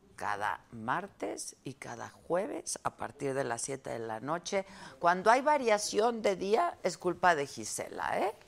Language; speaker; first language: Spanish; native; Spanish